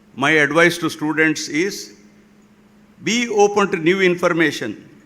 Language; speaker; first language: English; non-native, local second language; Kannada